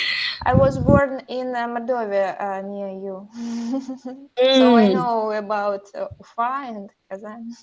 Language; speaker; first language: English; non-native, learner; Russian